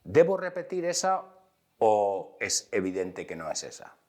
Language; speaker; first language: Spanish; non-native, fluent; English